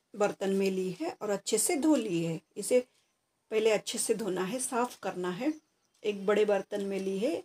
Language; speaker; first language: Hindi; non-native, local second language; Marathi